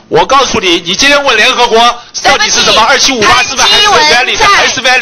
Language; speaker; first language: Chinese; native; Chinese